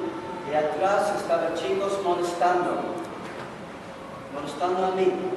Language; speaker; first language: Spanish; non-native, learner; Portuguese